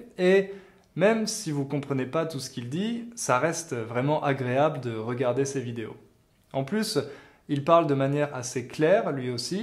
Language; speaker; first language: French; native; French